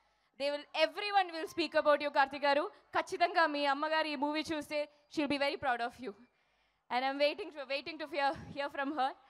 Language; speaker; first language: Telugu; non-native, fluent; Malayalam